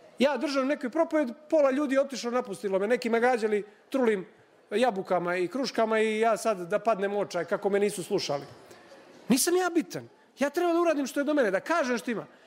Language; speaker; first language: Serbian; native; Serbian